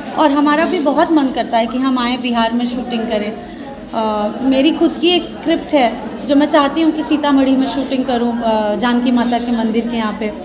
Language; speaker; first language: Hindi; native; Hindi